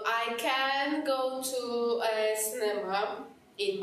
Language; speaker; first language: English; non-native, learner; Turkish